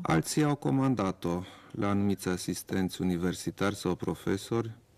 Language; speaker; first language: Romanian; non-native, local second language; German